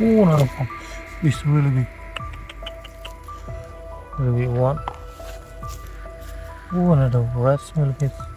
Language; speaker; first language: English; non-native, learner; Khmer